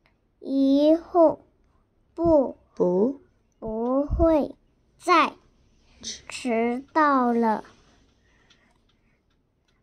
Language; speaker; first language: Chinese; non-native, learner; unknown